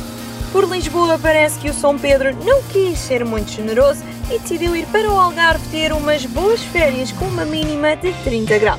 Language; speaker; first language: Portuguese; native; Portuguese